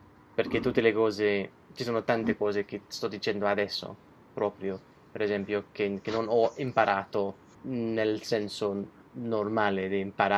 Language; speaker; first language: Italian; non-native, fluent; English